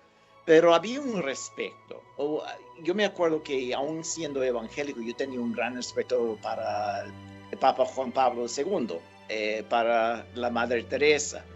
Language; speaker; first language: Spanish; non-native, fluent; English